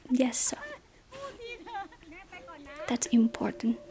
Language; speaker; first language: English; non-native, learner; Thai